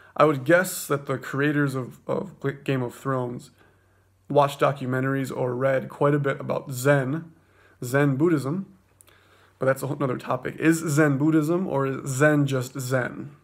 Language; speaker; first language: English; native; English